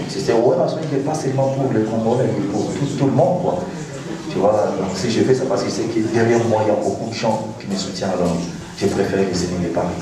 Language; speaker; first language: French; non-native, local second language; Lingala